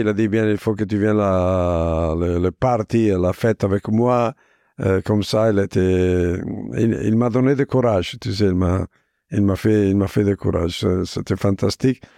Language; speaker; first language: French; non-native, fluent; Italian